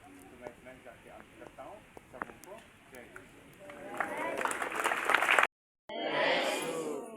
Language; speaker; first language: Hindi; native; Hindi